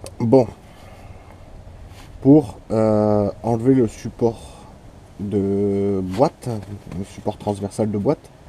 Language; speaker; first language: French; native; French